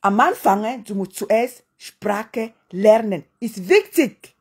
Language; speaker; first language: German; non-native, learner; French